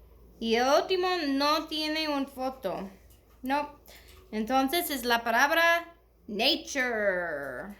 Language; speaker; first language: Spanish; non-native, learner; English